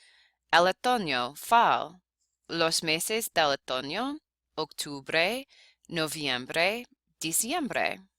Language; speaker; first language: Spanish; non-native, fluent; English